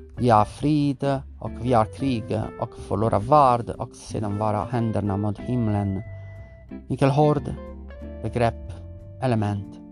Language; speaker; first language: Swedish; non-native, learner; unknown